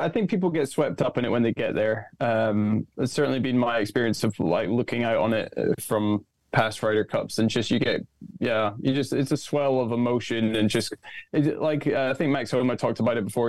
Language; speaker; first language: English; native; English